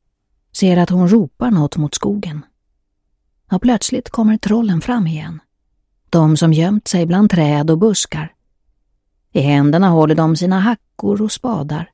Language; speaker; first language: Swedish; native; Swedish